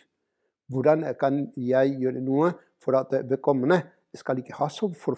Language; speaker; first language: Norwegian; non-native, fluent; Spanish